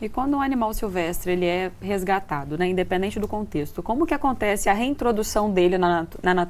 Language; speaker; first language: Portuguese; native; Portuguese